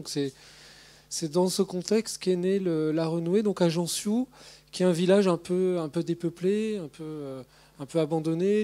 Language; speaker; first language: French; native; French